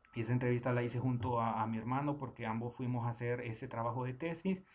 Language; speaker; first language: Spanish; native; Spanish